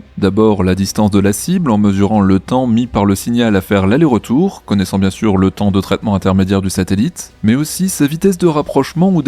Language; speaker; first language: French; native; French